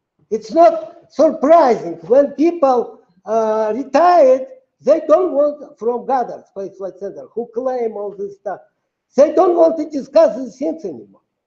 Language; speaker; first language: English; non-native, fluent; Russian